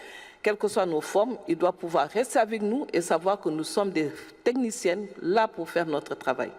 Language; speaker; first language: French; non-native, local second language; Wolof